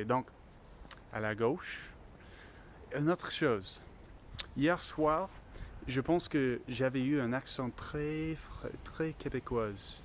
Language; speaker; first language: French; non-native, learner; English